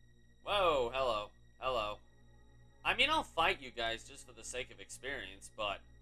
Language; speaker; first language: English; native; English